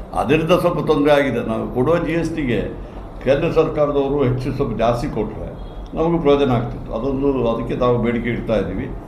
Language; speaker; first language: Kannada; non-native, local second language; Malayalam